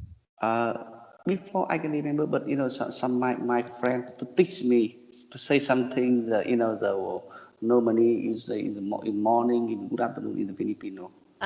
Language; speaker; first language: English; non-native, learner; Vietnamese